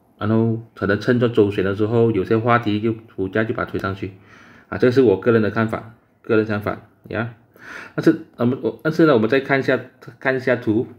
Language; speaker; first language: Chinese; native; Chinese